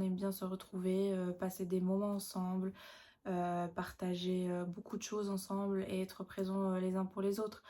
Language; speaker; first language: French; non-native, local second language; Arabic